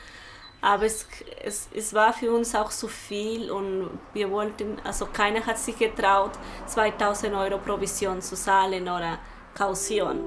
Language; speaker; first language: German; non-native, learner; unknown